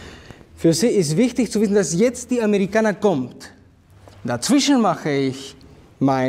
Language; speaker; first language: German; non-native, fluent; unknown